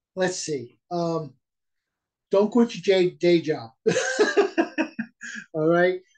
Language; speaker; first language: English; native; English